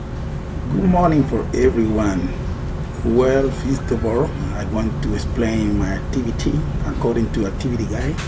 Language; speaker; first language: English; non-native, learner; Spanish